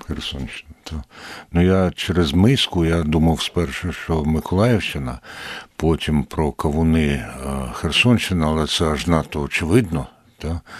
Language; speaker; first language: Ukrainian; native; Ukrainian